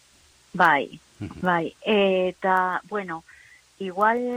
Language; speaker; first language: Basque; non-native, learner; Spanish